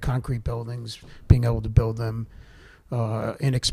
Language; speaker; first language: English; native; English